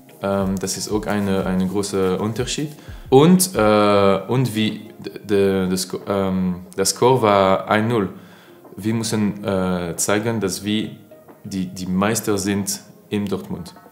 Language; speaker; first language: German; non-native, learner; French